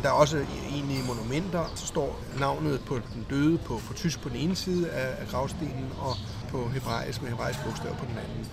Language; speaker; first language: Danish; native; Danish